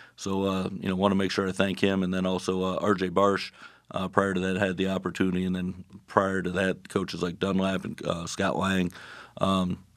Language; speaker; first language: English; native; English